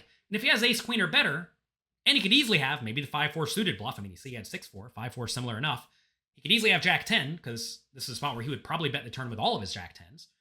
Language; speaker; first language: English; native; English